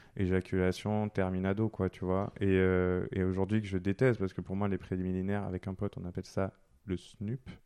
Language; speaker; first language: French; native; French